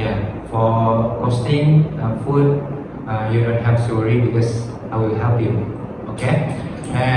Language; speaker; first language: English; non-native, fluent; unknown